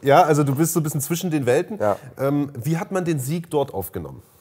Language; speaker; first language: German; native; German